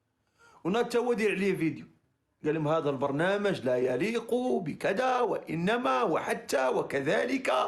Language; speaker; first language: Arabic; native; Arabic